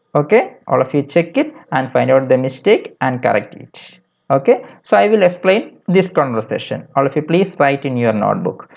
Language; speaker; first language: English; non-native, local second language; Malayalam